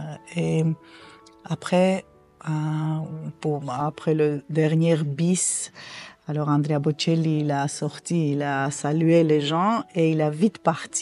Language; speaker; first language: French; non-native, fluent; Armenian